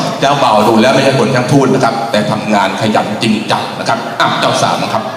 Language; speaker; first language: Thai; native; Thai